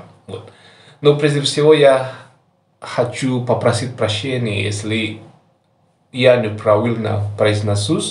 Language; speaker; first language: Russian; non-native, learner; Javanese